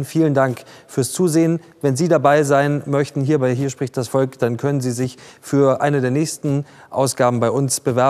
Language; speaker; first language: German; native; German